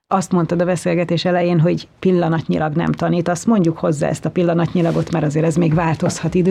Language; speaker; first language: Hungarian; native; Hungarian